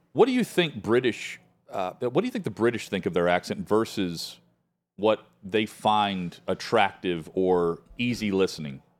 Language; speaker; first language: English; native; English